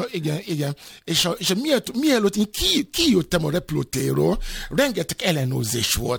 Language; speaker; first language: Hungarian; non-native, fluent; Yoruba